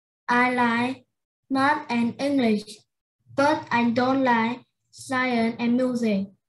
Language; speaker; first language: English; non-native, learner; Vietnamese